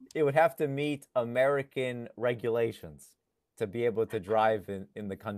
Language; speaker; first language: English; non-native, fluent; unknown